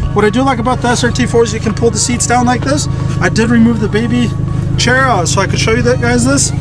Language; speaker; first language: English; native; English